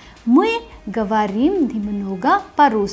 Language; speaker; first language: Russian; non-native, fluent; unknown